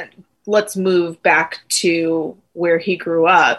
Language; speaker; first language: English; native; English